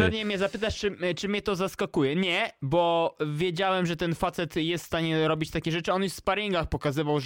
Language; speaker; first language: Polish; native; Polish